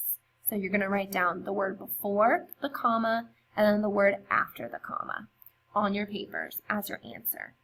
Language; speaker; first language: English; native; English